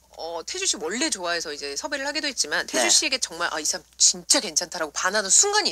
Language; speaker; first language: Korean; native; Korean